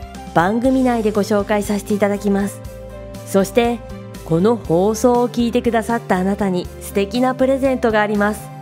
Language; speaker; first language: Japanese; native; Japanese